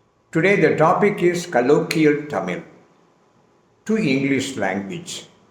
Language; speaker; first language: English; non-native, local second language; Tamil